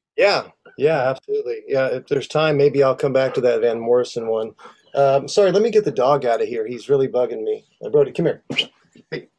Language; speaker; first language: English; native; English